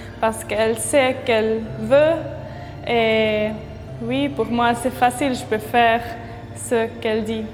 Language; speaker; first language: French; non-native, local second language; German